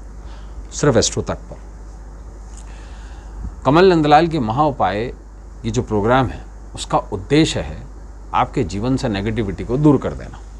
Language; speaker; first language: Hindi; native; Hindi